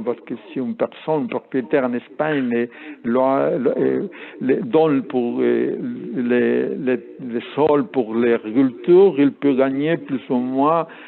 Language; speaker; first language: French; non-native, learner; Spanish